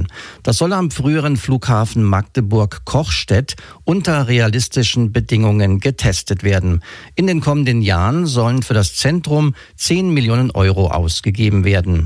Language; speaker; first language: German; native; German